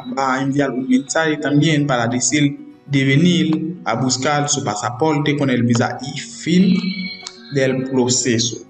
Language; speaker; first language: Spanish; non-native, learner; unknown